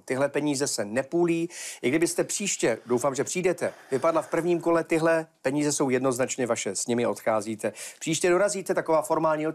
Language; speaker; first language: Czech; native; Czech